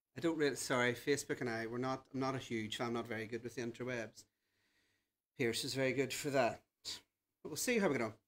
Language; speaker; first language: English; native; English